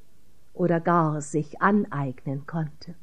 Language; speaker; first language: German; native; German